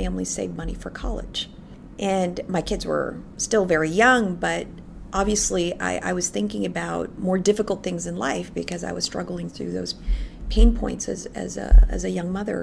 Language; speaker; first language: English; non-native, local second language; Filipino